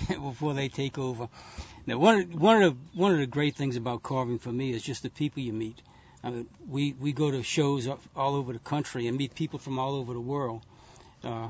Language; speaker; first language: English; native; English